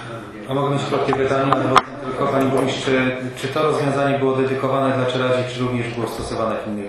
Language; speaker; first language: Polish; native; Polish